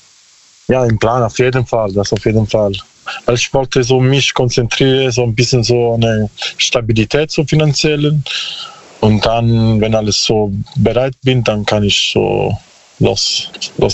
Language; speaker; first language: German; non-native, learner; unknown